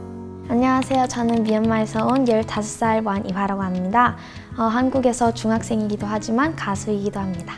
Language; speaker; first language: Korean; early bilingual, other home language; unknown